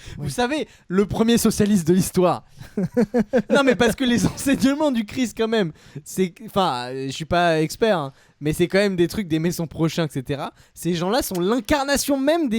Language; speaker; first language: French; native; French